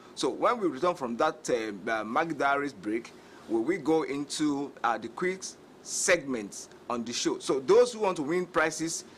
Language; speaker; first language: English; non-native, local second language; Yoruba